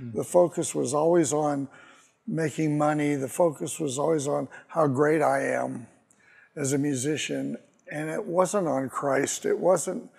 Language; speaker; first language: English; native; English